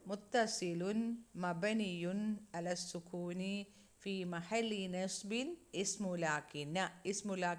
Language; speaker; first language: Arabic; non-native, fluent; Malayalam